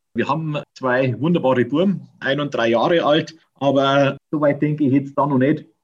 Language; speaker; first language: German; native; German